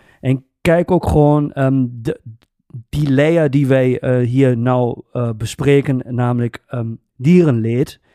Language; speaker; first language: Dutch; native; Dutch